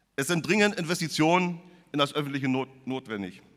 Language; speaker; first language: German; native; German